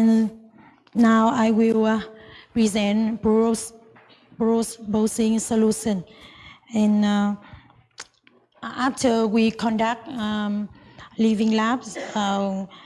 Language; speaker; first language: English; non-native, learner; Vietnamese